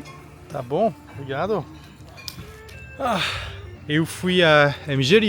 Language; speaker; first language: Portuguese; non-native, learner; French